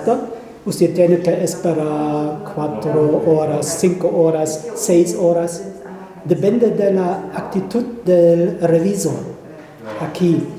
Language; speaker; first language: Spanish; non-native, fluent; German